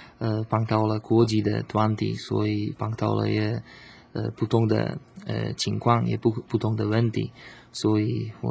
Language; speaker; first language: Chinese; non-native, learner; Slovak